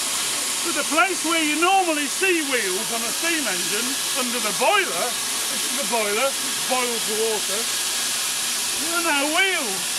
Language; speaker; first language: English; native; English